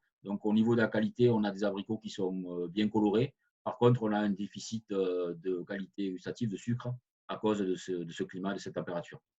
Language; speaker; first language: French; native; French